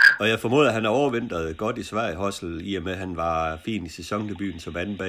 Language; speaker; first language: Danish; native; Danish